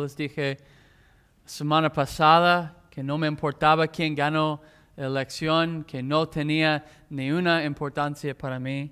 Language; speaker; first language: Spanish; non-native, fluent; English